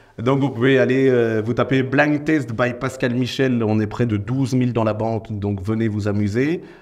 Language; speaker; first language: French; native; French